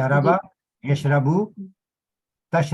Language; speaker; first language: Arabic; non-native, fluent; Urdu